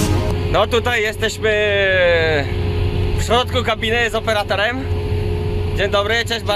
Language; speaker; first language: Polish; non-native, fluent; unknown